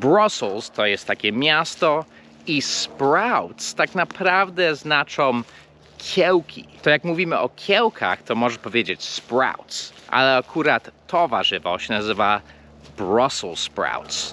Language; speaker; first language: Polish; non-native, fluent; English